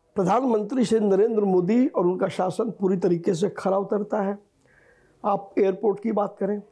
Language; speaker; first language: Hindi; native; Hindi